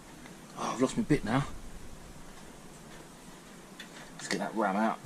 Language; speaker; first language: English; native; English